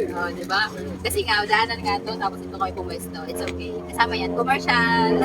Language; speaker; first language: Filipino; native; Filipino